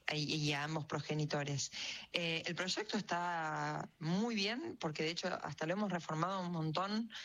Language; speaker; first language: Spanish; native; Spanish